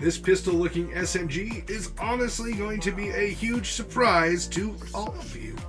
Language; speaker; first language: English; native; English